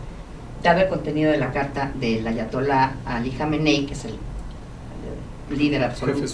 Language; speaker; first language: Spanish; native; Spanish